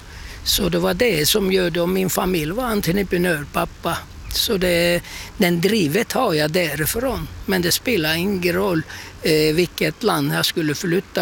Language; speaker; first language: Swedish; non-native, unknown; Turkish